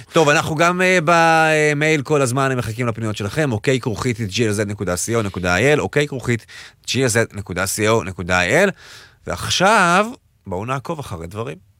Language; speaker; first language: Hebrew; native; Hebrew